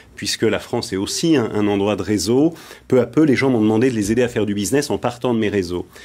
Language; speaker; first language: French; native; French